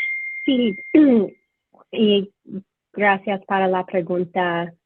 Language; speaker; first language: Spanish; non-native, fluent; English